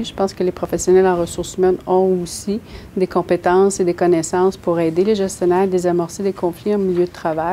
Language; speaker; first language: French; native; French